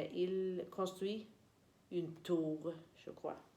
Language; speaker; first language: French; non-native, learner; Swedish